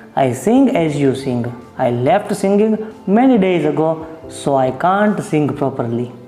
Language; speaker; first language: English; non-native, local second language; Gujarati